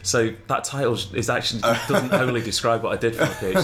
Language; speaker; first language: English; native; English